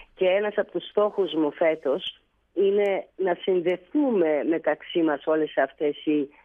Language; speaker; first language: Greek; early bilingual, heritage; Bulgarian